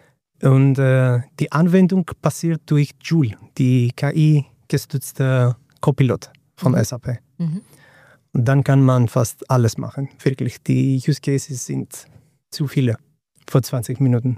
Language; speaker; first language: German; non-native, fluent; Greek